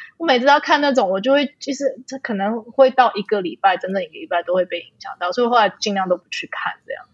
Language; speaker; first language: Chinese; early bilingual, heritage; Chinese